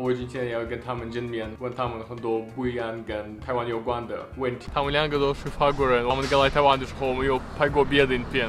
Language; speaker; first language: Chinese; non-native, learner; French